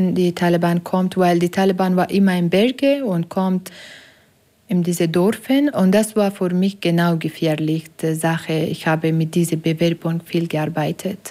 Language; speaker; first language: German; non-native, learner; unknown